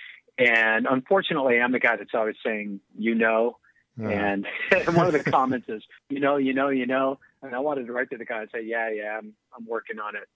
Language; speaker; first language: English; native; English